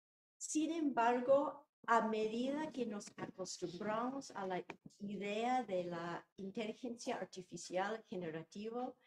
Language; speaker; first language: Spanish; non-native, fluent; English